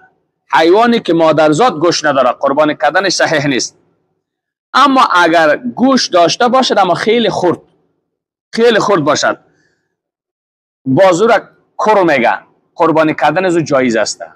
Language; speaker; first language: Persian; native; Persian